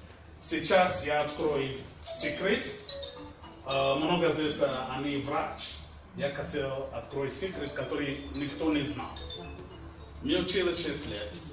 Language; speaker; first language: Russian; non-native, learner; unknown